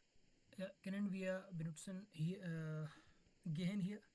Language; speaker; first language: German; non-native, learner; Urdu